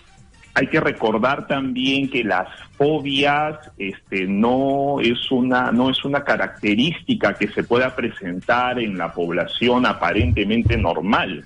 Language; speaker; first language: Spanish; native; Spanish